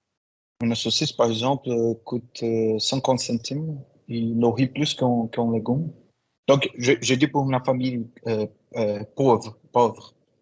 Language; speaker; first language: French; non-native, fluent; Portuguese